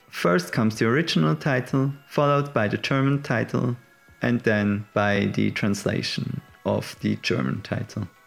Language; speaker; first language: English; non-native, fluent; German